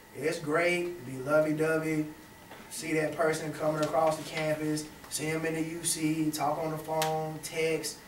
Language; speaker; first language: English; native; English